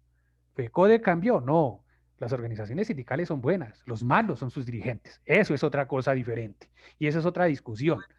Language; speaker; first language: Spanish; native; Spanish